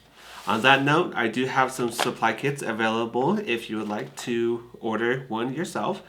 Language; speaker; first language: English; native; English